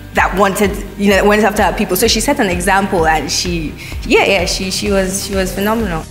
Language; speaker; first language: English; non-native, local second language; Yoruba